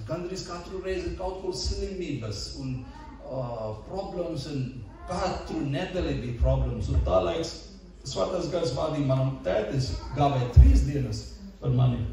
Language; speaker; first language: Latvian; non-native, learner; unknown